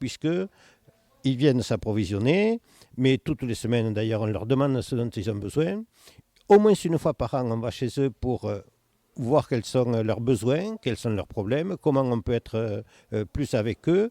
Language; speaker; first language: French; native; French